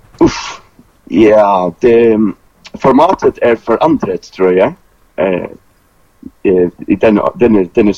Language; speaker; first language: Danish; non-native, local second language; Faroese